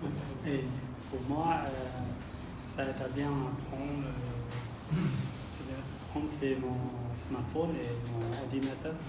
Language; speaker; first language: French; non-native, learner; Khmer